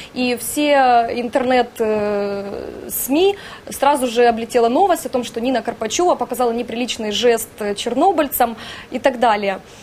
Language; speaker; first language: Russian; native; Russian